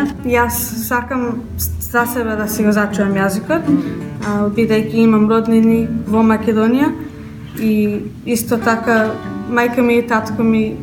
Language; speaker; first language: Macedonian; early bilingual, heritage; Macedonian